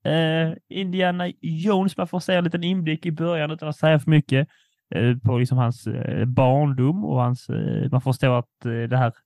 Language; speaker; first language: Swedish; native; Swedish